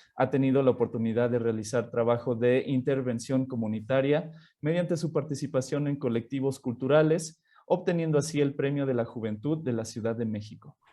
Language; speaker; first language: Spanish; native; Spanish